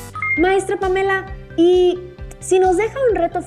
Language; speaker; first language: Spanish; native; Spanish